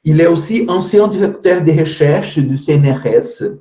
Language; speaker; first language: French; non-native, fluent; Portuguese